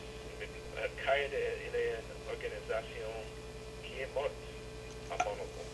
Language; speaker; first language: French; non-native, learner; English